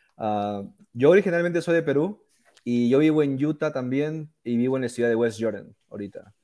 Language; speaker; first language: Spanish; native; Spanish